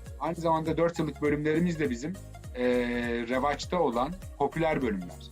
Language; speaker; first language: Turkish; native; Turkish